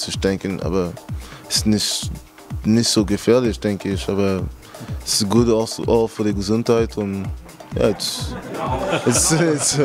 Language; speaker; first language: German; non-native, learner; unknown